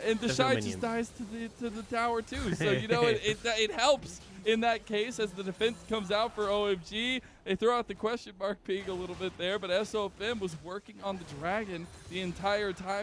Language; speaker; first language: English; native; English